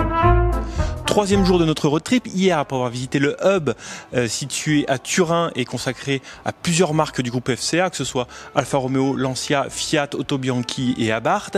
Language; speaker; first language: French; native; French